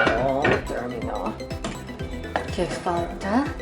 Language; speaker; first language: Spanish; non-native, learner; English